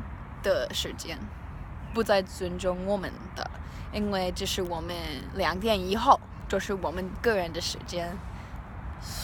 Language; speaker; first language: Chinese; non-native, learner; English